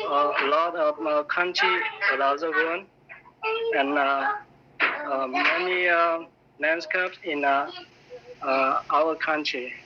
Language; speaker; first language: English; non-native, learner; Vietnamese